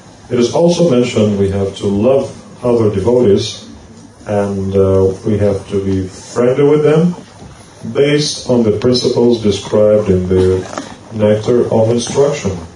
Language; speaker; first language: English; non-native, fluent; Russian